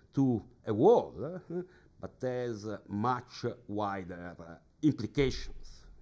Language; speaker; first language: English; non-native, fluent; Italian